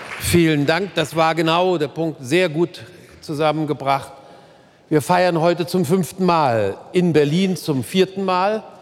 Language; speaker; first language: German; native; German